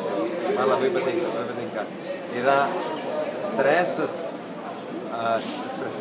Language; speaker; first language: Lithuanian; non-native, learner; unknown